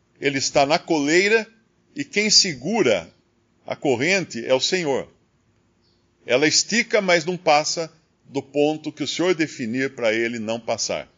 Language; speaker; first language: Portuguese; native; Portuguese